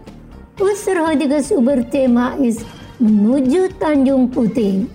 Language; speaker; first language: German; non-native, fluent; Indonesian